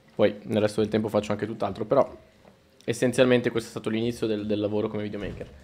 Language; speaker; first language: Italian; early bilingual, other home language; Spanish